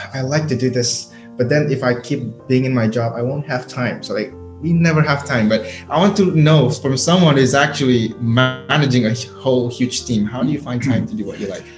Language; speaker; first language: English; non-native, fluent; Indonesian